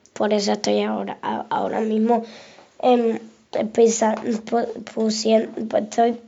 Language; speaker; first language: Spanish; early bilingual, other home language; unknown